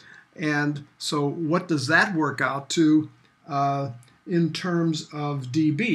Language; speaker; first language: English; native; English